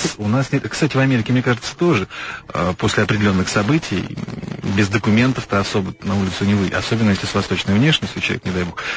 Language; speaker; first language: Russian; native; Russian